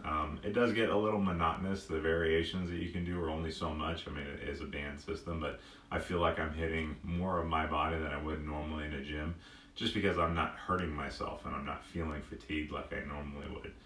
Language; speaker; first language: English; native; English